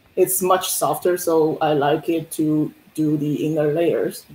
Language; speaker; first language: English; non-native, fluent; Chinese